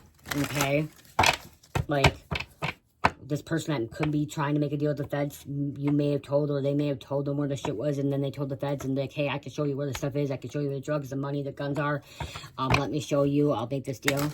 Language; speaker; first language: English; native; English